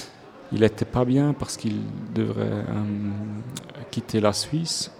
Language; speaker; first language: French; non-native, local second language; Swiss German